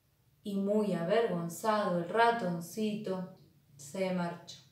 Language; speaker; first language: Spanish; native; Spanish